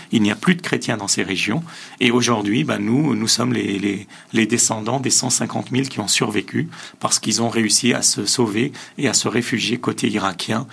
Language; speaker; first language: French; early bilingual, other home language; Assyrian Neo-Aramaic